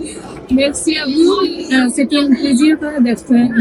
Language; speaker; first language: French; non-native, learner; Italian